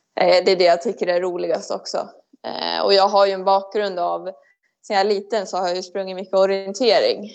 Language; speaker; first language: Swedish; native; Swedish